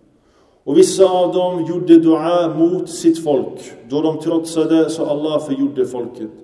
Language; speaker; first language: Swedish; early bilingual, other home language; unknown